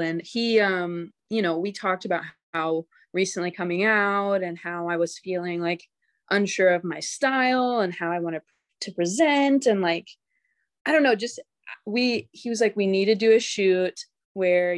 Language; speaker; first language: English; native; English